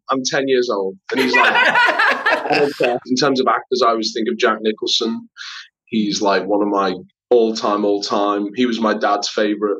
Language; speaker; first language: English; native; English